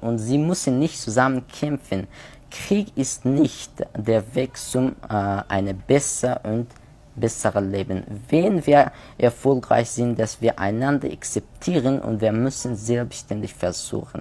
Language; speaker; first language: German; non-native, learner; Persian